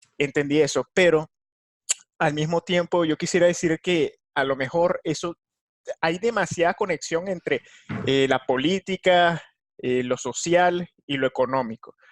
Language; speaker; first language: Spanish; native; Spanish